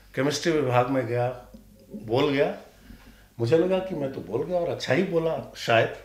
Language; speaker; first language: Hindi; non-native, local second language; Magahi